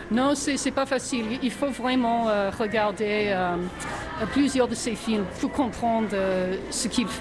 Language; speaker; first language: French; non-native, fluent; English